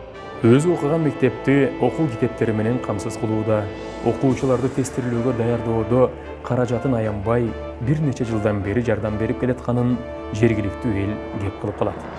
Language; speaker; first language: Kyrgyz; native; Kyrgyz